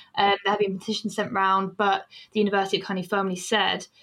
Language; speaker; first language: English; native; English